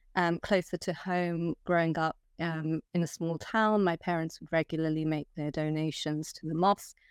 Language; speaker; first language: English; non-native, fluent; Italian